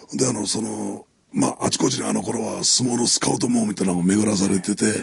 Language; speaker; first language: Japanese; native; Japanese